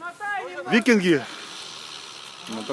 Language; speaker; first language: Russian; native; Russian